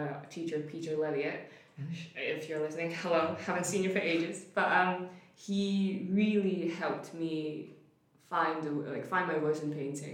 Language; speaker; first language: English; non-native, local second language; Cantonese